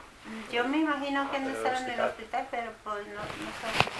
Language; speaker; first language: Spanish; native; Spanish